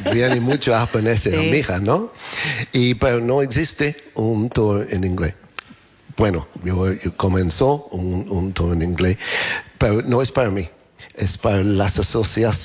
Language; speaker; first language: Spanish; non-native, fluent; English